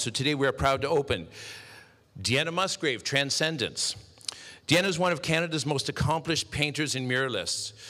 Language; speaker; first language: English; native; English